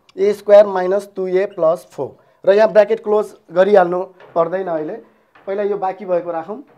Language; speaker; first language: Nepali; non-native, local second language; Newari